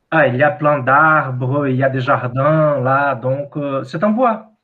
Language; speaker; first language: French; non-native, fluent; Portuguese